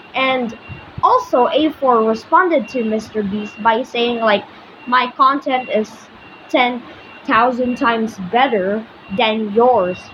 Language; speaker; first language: English; non-native, local second language; Filipino